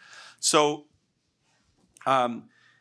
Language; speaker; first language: English; native; English